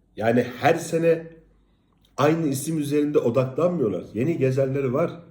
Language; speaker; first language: Turkish; native; Turkish